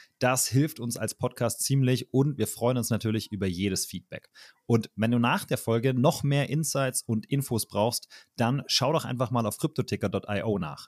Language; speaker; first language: German; native; German